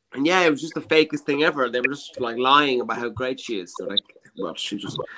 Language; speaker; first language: English; native; English